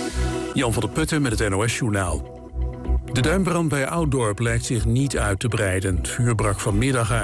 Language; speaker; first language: Dutch; native; Dutch